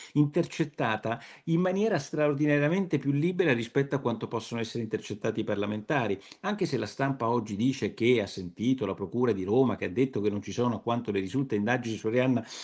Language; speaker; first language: Italian; native; Italian